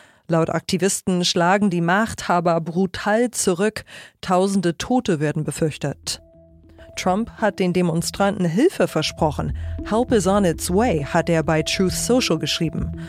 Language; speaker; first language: German; native; German